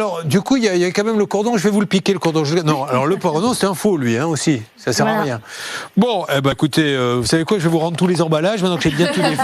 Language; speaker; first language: French; native; French